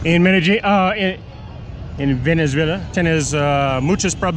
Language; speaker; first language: Spanish; non-native, learner; English